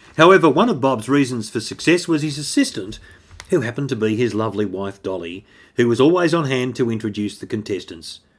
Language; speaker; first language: English; native; English